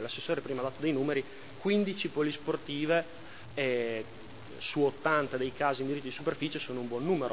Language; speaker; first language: Italian; native; Italian